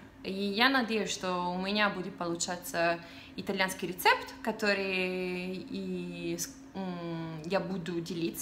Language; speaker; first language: Russian; non-native, fluent; Italian